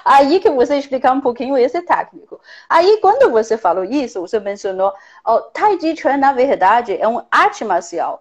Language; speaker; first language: Portuguese; non-native, fluent; Chinese